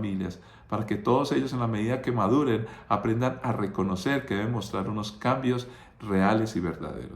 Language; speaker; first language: Spanish; native; Spanish